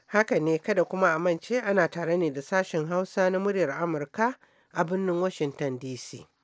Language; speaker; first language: Hausa; native; Hausa